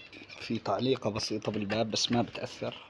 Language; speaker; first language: Arabic; native; Arabic